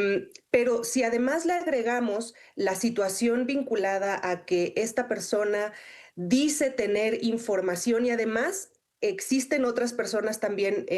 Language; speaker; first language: Spanish; native; Spanish